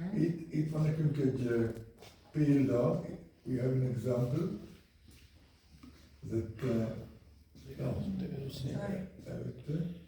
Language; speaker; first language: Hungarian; early bilingual, heritage; Hungarian